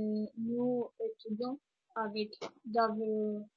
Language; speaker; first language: French; non-native, learner; Spanish